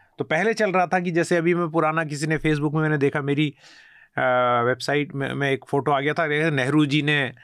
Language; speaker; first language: Hindi; native; Hindi